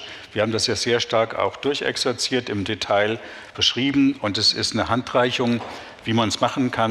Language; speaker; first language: German; native; German